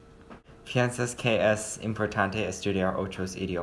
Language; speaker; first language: Spanish; non-native, learner; English